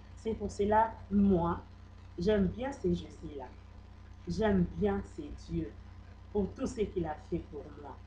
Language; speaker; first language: French; non-native, local second language; Lingala